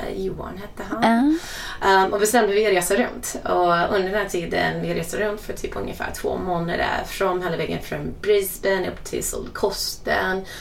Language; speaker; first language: Swedish; non-native, fluent; English